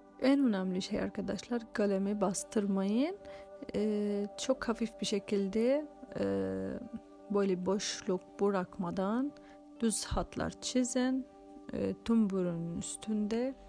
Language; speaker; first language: Turkish; non-native, fluent; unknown